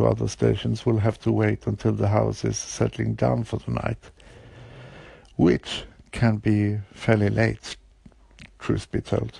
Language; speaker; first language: English; non-native, fluent; Norwegian